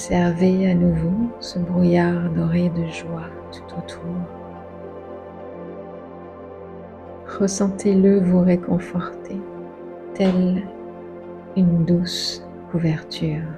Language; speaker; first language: French; native; French